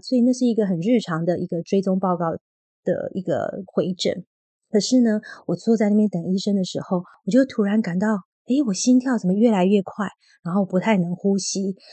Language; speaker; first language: Chinese; native; Chinese